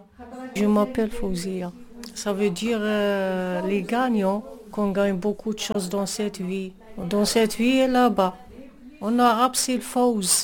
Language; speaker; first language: French; non-native, local second language; Arabic